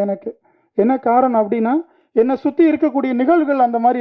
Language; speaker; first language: Tamil; native; Tamil